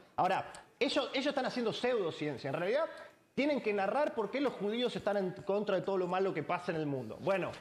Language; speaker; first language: Spanish; native; Spanish